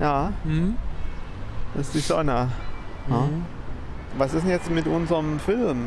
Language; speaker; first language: German; native; German